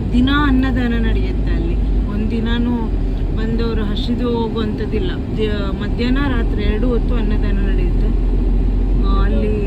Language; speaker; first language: Kannada; non-native, local second language; Tulu